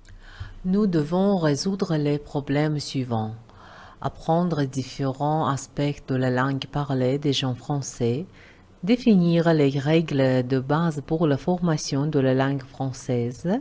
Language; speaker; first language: French; non-native, fluent; Uzbek